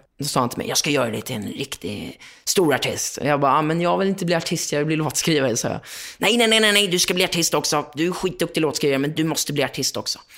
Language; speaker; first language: Swedish; native; Swedish